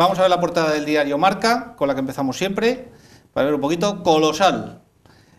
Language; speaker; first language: Spanish; native; Spanish